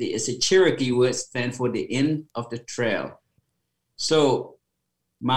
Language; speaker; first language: English; non-native, fluent; Khmer